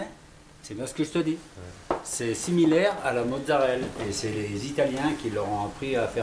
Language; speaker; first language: French; native; French